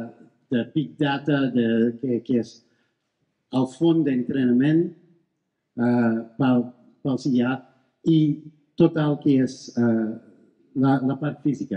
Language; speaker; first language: Catalan; non-native, fluent; English